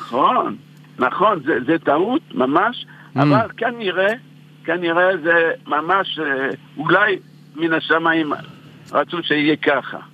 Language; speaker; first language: Hebrew; non-native, fluent; French